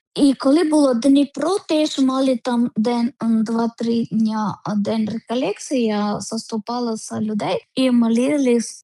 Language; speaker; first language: Ukrainian; non-native, learner; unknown